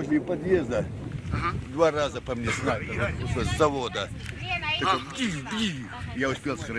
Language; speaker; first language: Russian; native; Russian